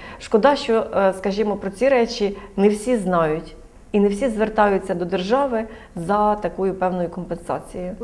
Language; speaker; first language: Ukrainian; native; Ukrainian